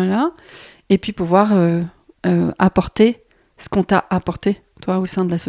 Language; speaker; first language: French; native; French